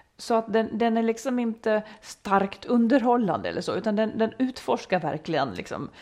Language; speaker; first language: Swedish; native; Swedish